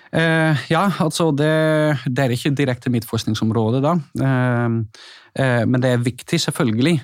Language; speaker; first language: Norwegian; non-native, fluent; Dutch